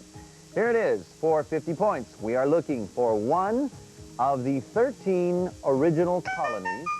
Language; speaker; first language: English; native; English